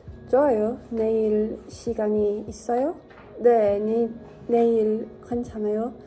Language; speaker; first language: Korean; non-native, learner; English